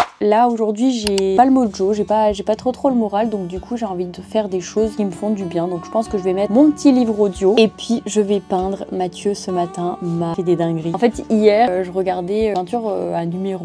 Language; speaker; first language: French; native; French